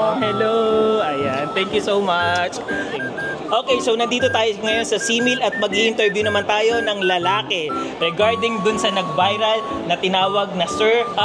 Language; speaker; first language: Filipino; native; Filipino